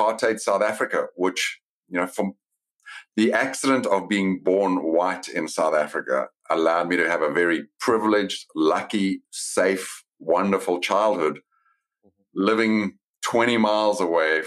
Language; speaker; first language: English; native; English